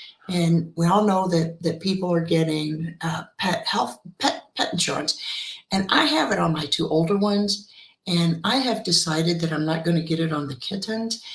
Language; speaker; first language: English; native; English